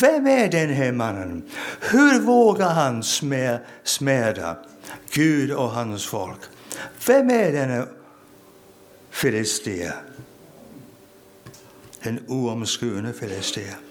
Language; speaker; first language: Swedish; non-native, fluent; English